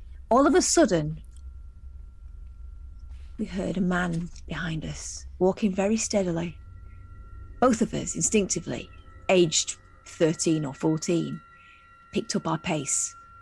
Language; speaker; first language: English; native; English